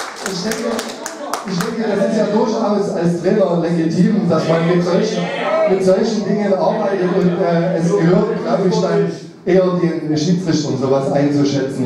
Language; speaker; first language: German; native; German